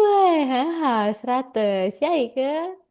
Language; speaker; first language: Chinese; non-native, fluent; Indonesian